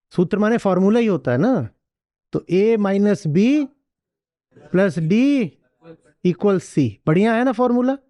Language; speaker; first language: Hindi; native; Hindi